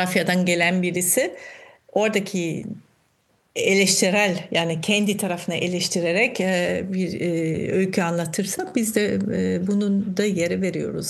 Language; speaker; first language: Turkish; non-native, fluent; German